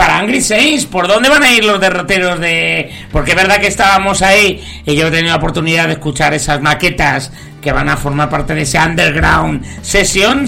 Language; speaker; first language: Spanish; native; Spanish